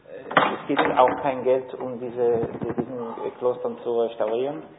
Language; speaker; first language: German; non-native, fluent; Spanish